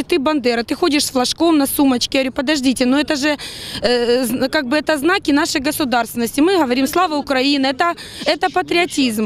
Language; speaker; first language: Russian; native; Russian